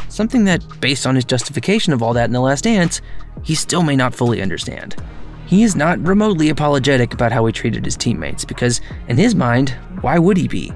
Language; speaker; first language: English; native; English